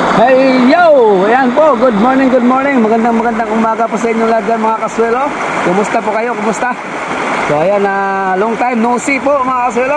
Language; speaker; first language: Filipino; non-native, local second language; Cebuano